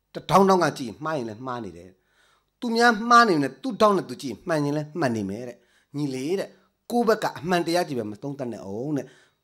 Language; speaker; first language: Burmese; native; Burmese